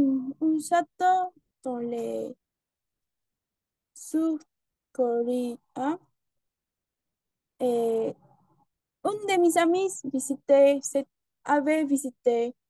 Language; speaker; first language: French; non-native, learner; Spanish